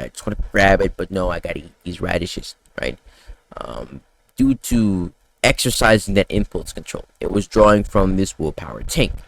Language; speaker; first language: English; native; English